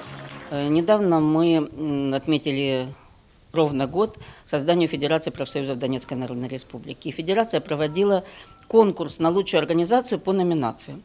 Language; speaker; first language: Russian; native; Russian